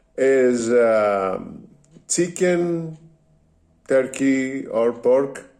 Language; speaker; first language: English; non-native, learner; Greek